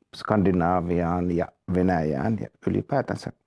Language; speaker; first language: Finnish; native; Finnish